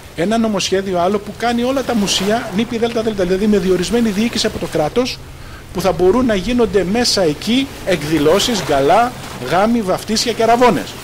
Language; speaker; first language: Greek; early bilingual, heritage; Greek